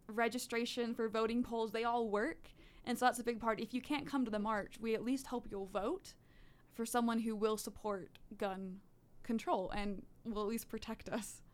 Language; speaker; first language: English; early bilingual, other home language; Dutch